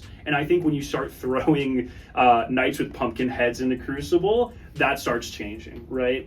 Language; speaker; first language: English; native; English